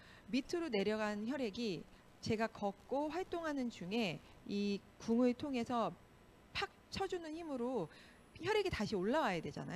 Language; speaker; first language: Korean; native; Korean